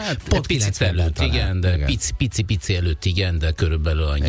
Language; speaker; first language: Hungarian; non-native, fluent; Italian